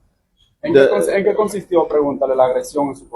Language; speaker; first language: Spanish; native; Spanish